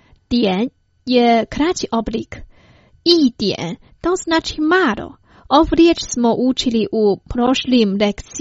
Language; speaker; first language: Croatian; non-native, fluent; Chinese